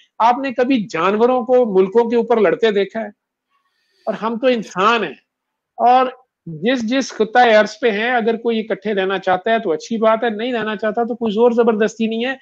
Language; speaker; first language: Urdu; non-native, local second language; Punjabi